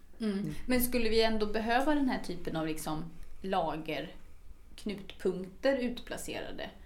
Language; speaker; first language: Swedish; native; Swedish